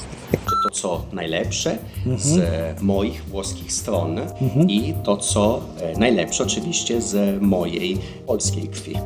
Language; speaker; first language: Polish; non-native, fluent; Italian